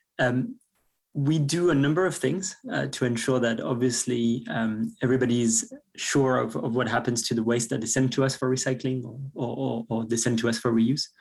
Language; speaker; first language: English; non-native, fluent; French